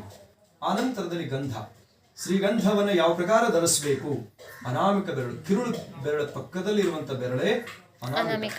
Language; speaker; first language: Kannada; native; Kannada